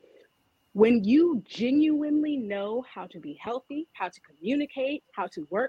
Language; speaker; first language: English; native; English